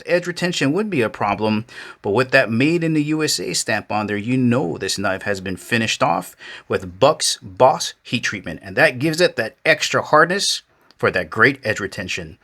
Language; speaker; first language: English; native; English